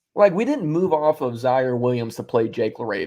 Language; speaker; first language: English; native; English